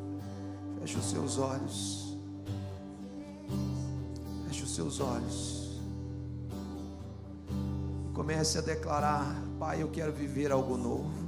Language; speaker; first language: Portuguese; native; Portuguese